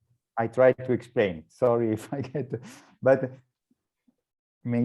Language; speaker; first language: English; non-native, learner; Italian